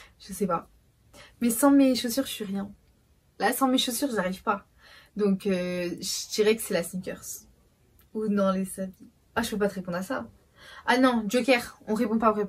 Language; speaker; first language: French; early bilingual, other home language; Portuguese